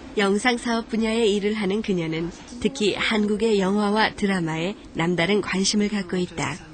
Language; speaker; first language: Korean; native; Korean